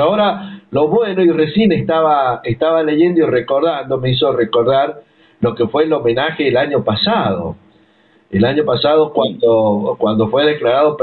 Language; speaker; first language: Spanish; native; Spanish